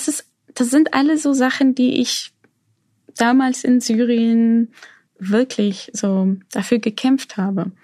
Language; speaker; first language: German; non-native, fluent; Arabic